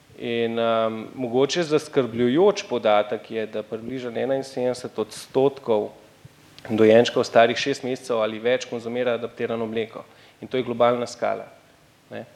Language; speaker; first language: Slovenian; native; Slovenian